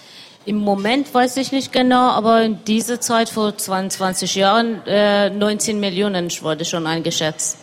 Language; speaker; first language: German; non-native, learner; Persian